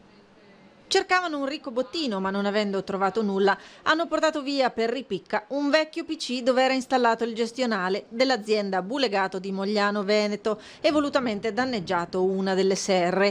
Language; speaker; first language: Italian; native; Italian